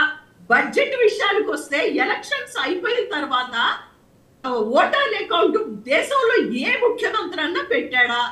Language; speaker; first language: Telugu; native; Telugu